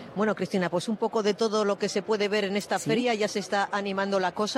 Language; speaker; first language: Spanish; native; Spanish